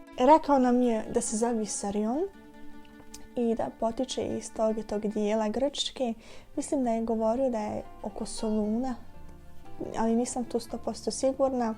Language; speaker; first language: Bosnian; native; Bosnian